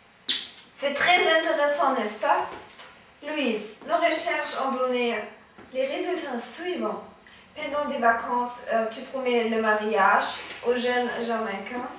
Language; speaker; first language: French; non-native, learner; German